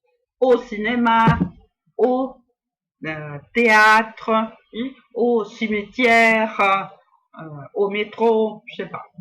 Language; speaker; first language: French; non-native, fluent; Portuguese